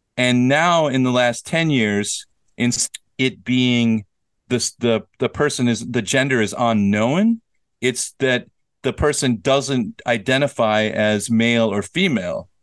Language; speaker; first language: English; native; English